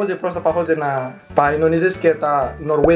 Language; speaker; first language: Russian; non-native, learner; Indonesian